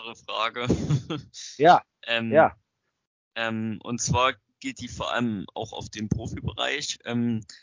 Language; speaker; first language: German; native; German